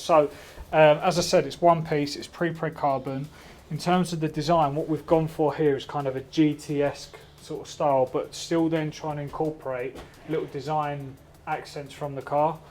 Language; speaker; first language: English; native; English